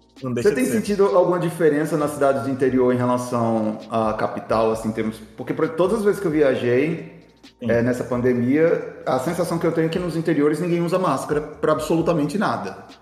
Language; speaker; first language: Portuguese; native; Portuguese